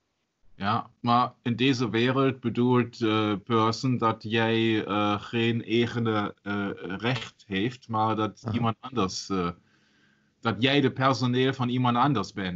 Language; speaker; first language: Dutch; non-native, learner; German